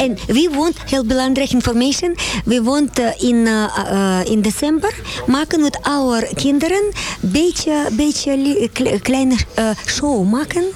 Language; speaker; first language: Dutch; non-native, learner; Russian